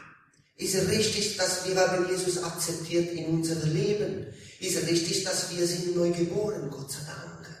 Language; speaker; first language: German; non-native, learner; Italian